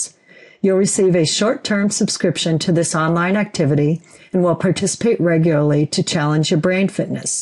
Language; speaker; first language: English; native; English